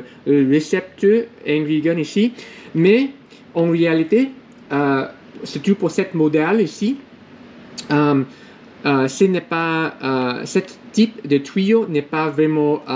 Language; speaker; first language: French; non-native, learner; English